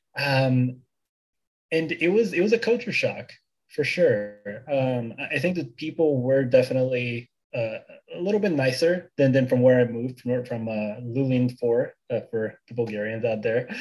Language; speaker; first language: English; early bilingual, other home language; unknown